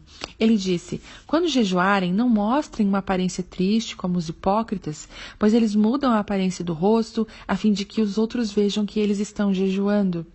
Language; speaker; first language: Portuguese; native; Portuguese